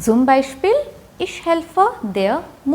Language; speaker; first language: German; non-native, fluent; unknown